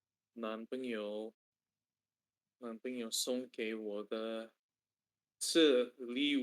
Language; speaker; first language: Chinese; non-native, learner; Indonesian